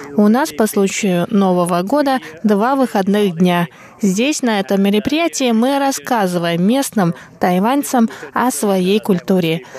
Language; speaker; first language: Russian; non-native, fluent; Kazakh